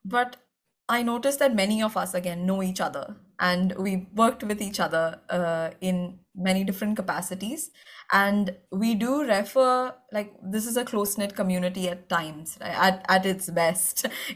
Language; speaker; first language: English; non-native, local second language; Malayalam